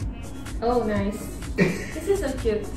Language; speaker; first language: English; non-native, fluent; Indonesian